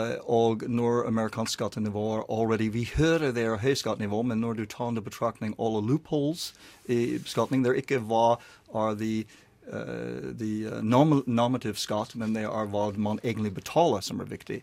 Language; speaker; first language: Norwegian; non-native, learner; English